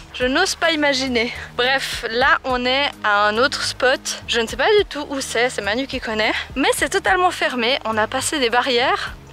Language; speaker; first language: French; native; French